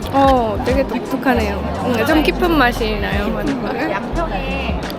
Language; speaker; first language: Korean; non-native, fluent; Estonian